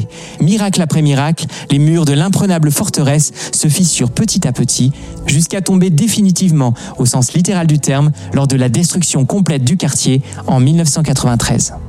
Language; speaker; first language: French; native; French